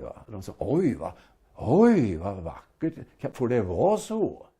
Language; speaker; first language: Swedish; native; Swedish